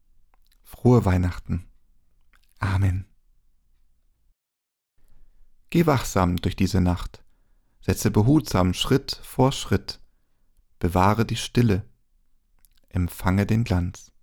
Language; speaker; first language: German; native; German